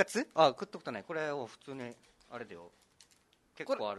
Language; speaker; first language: Japanese; native; Japanese